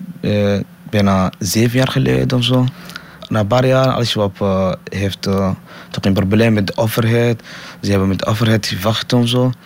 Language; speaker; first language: Dutch; non-native, learner; Somali